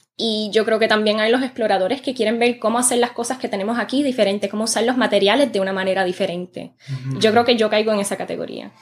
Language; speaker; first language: Spanish; early bilingual, heritage; Spanish